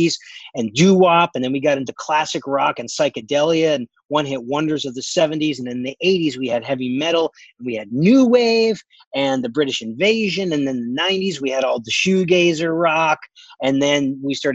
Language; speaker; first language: English; native; English